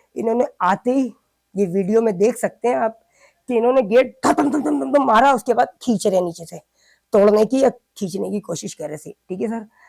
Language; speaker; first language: Urdu; native; Urdu